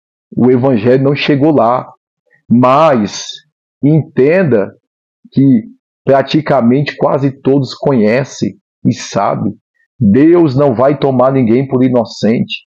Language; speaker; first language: Portuguese; native; Portuguese